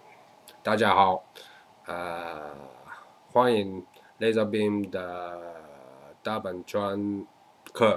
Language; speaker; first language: Chinese; non-native, fluent; Japanese